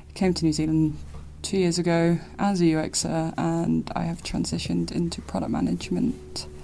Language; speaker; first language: English; non-native, local second language; Cantonese